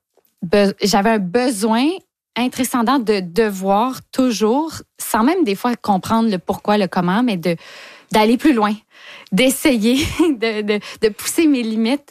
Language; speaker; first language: French; native; French